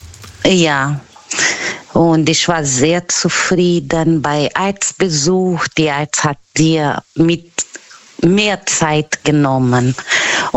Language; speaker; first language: German; non-native, fluent; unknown